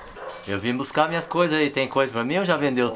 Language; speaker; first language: Portuguese; native; Portuguese